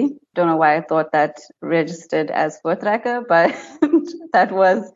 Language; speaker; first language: English; native; English